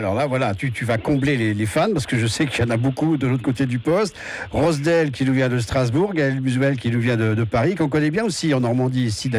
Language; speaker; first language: French; native; French